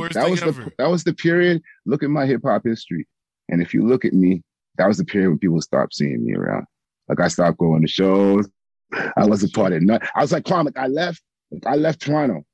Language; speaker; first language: English; native; English